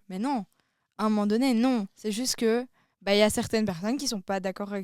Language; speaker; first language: French; native; French